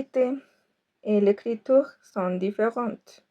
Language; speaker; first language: French; non-native, fluent; Spanish